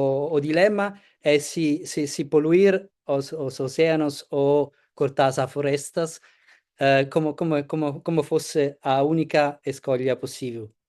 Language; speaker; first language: Portuguese; non-native, fluent; Italian